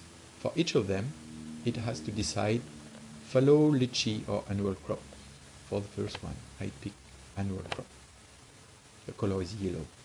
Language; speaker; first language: English; non-native, fluent; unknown